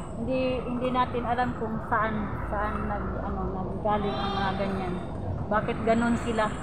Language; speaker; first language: Filipino; non-native, local second language; Cebuano